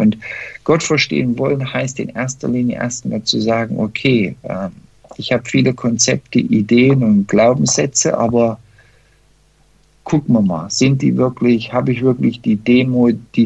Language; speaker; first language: German; non-native, fluent; English